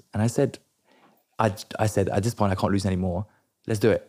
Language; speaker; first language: English; non-native, local second language; French